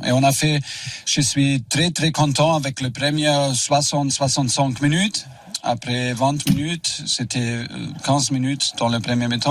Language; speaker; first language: French; non-native, fluent; German